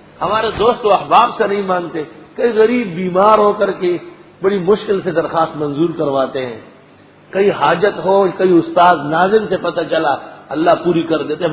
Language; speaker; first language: Urdu; non-native, local second language; Pashto